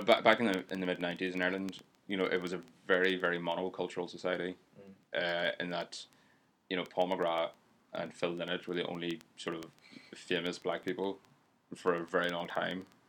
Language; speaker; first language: English; native; English